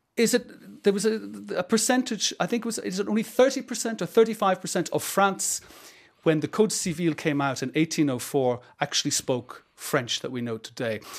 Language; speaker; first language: English; native; English